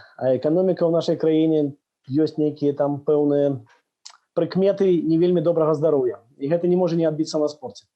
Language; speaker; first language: Belarusian; non-native, local second language; Russian